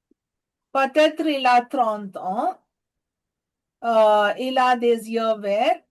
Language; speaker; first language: French; non-native, fluent; Telugu